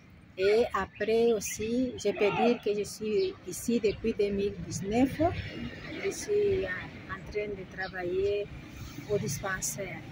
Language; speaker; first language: French; non-native, fluent; Spanish